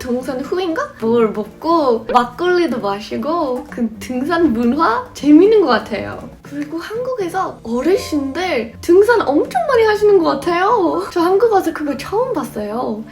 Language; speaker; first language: Korean; non-native, fluent; English